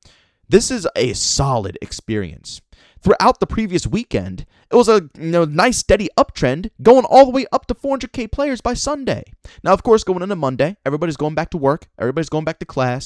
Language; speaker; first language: English; native; English